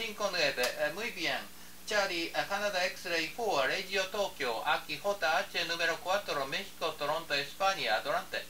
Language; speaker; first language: Spanish; non-native, learner; Japanese